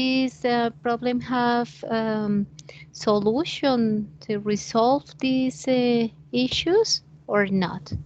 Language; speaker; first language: English; non-native, fluent; Spanish